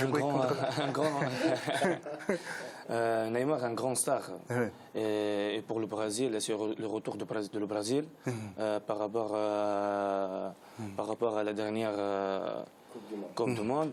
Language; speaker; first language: French; non-native, local second language; Arabic